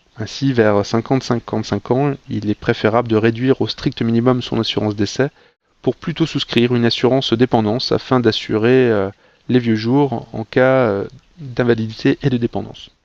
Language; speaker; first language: French; native; French